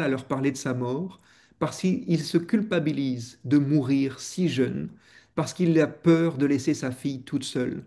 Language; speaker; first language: French; native; French